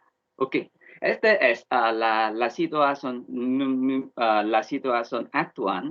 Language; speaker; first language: Spanish; non-native, learner; Vietnamese